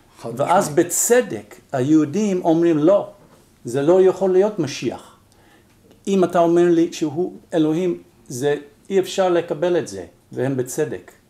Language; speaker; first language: Hebrew; non-native, fluent; English